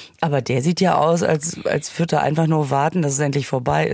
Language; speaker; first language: German; native; German